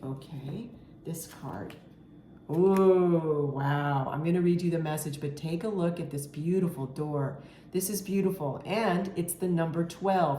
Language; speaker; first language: English; native; English